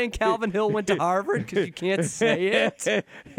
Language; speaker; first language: English; native; English